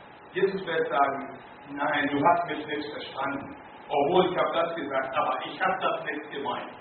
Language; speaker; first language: German; non-native, learner; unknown